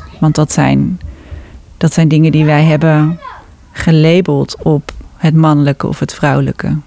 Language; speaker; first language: Dutch; native; Dutch